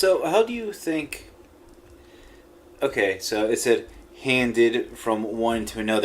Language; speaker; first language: English; native; English